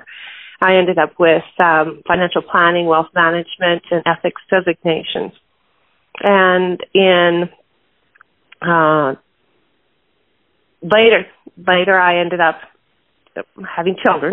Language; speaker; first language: English; native; English